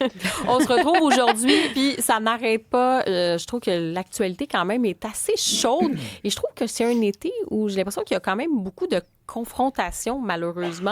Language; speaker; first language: French; native; French